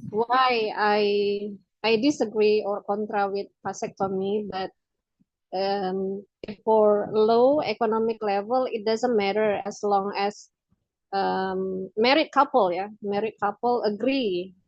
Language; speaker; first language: English; non-native, local second language; Indonesian